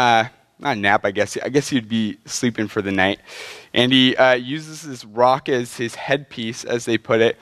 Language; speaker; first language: English; native; English